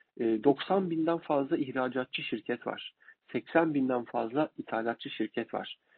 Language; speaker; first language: Turkish; native; Turkish